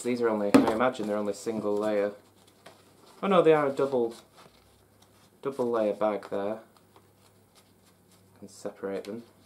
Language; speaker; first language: English; native; English